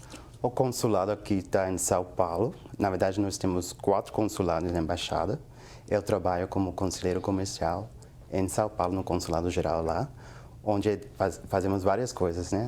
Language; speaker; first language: Portuguese; non-native, fluent; English